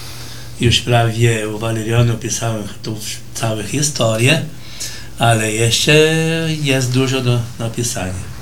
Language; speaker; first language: Polish; early bilingual, heritage; Polish